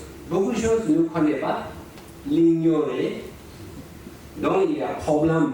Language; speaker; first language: French; non-native, learner; Tibetan